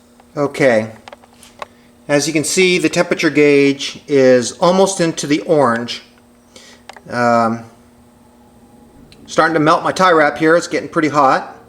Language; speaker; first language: English; native; English